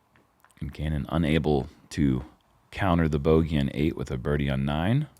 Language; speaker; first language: English; native; English